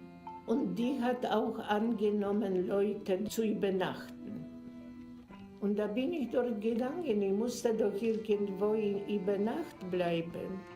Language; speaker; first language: German; non-native, fluent; Polish